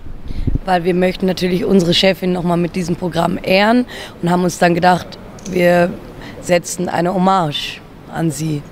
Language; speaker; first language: German; native; German